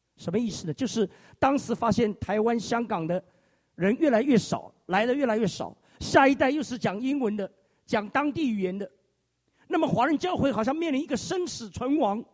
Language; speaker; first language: Chinese; native; Chinese